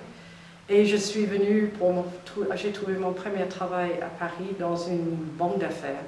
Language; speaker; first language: French; non-native, fluent; English